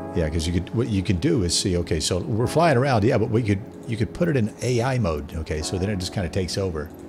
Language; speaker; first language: English; native; English